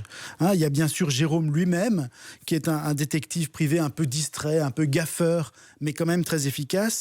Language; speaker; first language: French; native; French